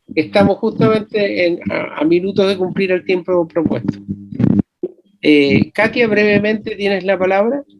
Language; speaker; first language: Spanish; native; Spanish